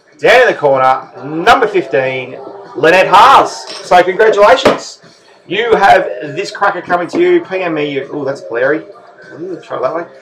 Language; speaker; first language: English; native; English